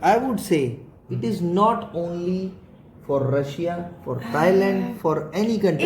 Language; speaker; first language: English; non-native, fluent; Hindi